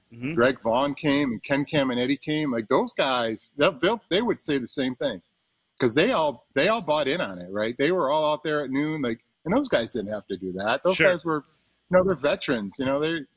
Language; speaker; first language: English; native; English